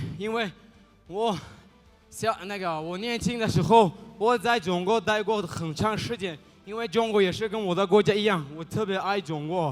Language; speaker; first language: Chinese; non-native, fluent; Tajik